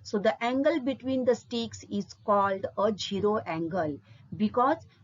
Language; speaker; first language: English; non-native, local second language; Marathi